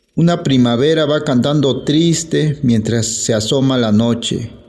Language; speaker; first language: Spanish; non-native, local second language; Zapotec